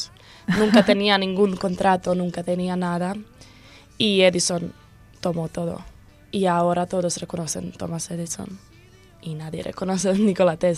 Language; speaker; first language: Spanish; non-native, learner; Croatian